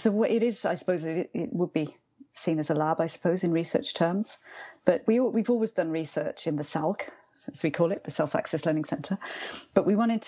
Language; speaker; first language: English; native; English